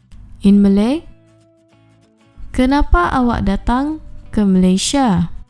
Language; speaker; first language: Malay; non-native, fluent; Urdu